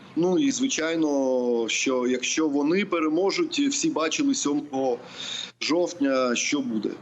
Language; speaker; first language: Ukrainian; non-native, local second language; Russian